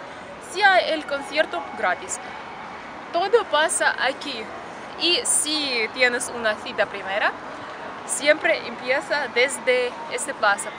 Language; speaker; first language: Spanish; non-native, fluent; Russian